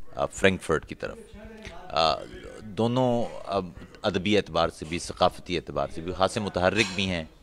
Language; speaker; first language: Urdu; non-native, local second language; Punjabi